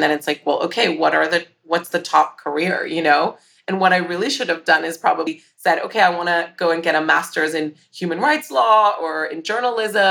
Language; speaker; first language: English; native; English